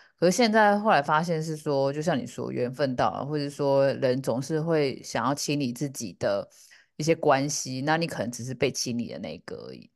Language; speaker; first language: Chinese; native; Chinese